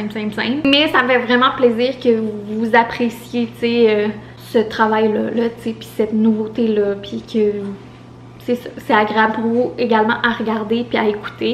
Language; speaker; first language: French; native; French